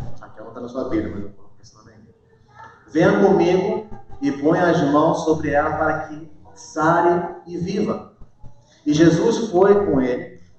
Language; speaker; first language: Portuguese; early bilingual, heritage; Portuguese